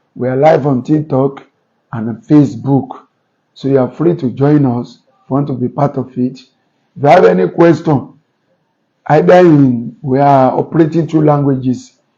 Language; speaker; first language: English; non-native, local second language; Yoruba